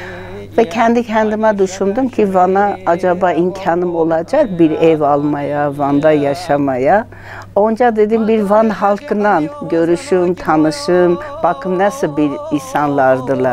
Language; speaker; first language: Turkish; non-native, learner; Armenian